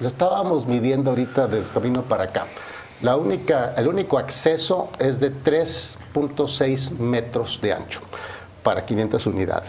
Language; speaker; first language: Spanish; native; Spanish